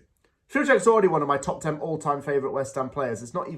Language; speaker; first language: English; native; English